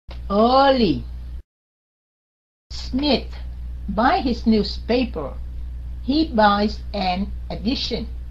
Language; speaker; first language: English; non-native, fluent; Vietnamese